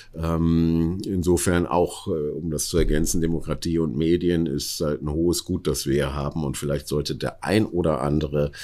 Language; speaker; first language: German; native; German